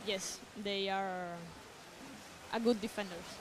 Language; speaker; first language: English; non-native, learner; Spanish